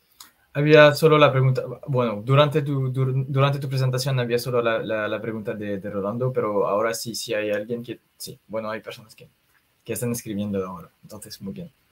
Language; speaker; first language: Spanish; non-native, fluent; French